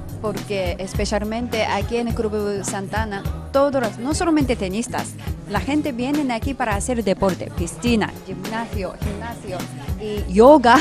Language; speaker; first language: Spanish; non-native, fluent; Japanese